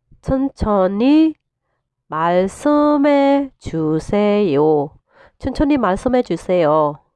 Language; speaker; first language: Korean; non-native, fluent; Burmese